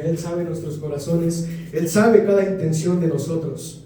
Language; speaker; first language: Spanish; native; Spanish